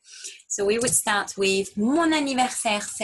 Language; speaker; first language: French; non-native, fluent; English